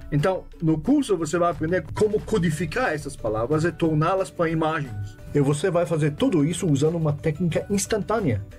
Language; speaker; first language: Portuguese; non-native, fluent; Hebrew